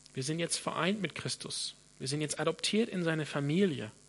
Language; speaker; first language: German; non-native, fluent; English